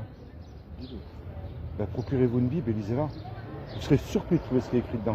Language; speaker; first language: French; native; French